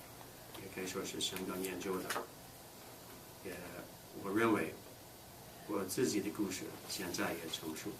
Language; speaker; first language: Chinese; non-native, fluent; English